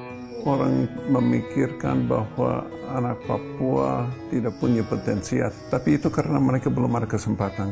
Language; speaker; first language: Indonesian; non-native, fluent; English